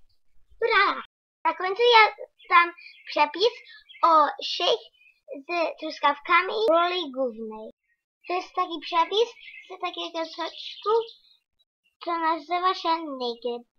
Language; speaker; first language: Polish; early bilingual, heritage; Polish